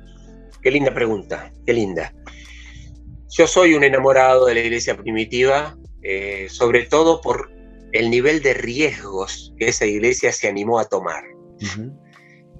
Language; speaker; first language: Spanish; native; Spanish